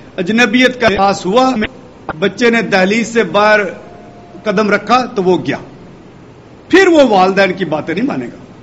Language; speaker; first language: Urdu; non-native, local second language; Punjabi